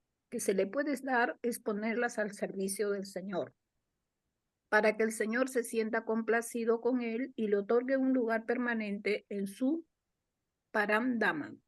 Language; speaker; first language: Spanish; native; Spanish